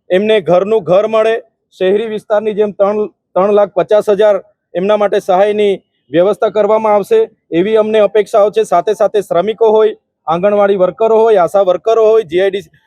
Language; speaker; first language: Gujarati; non-native, local second language; Vasavi